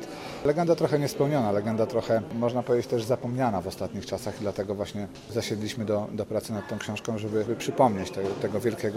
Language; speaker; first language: Polish; native; Polish